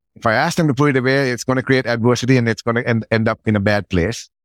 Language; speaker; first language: English; non-native, local second language; Sinhala